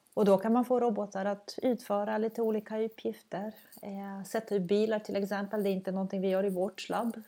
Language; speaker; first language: Swedish; non-native, fluent; Croatian